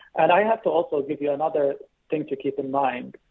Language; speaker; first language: English; non-native, fluent; Arabic